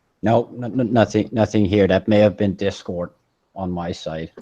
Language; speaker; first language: English; native; English